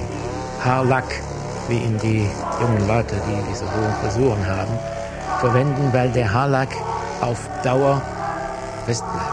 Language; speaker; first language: German; native; German